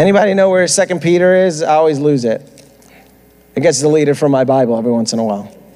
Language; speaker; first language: English; early bilingual, other home language; Spanish